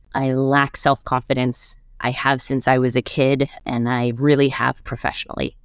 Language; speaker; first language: English; native; English